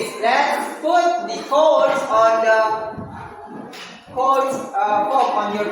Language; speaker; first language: English; non-native, learner; Indonesian